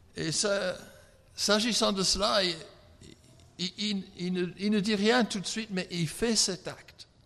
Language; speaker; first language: French; non-native, fluent; English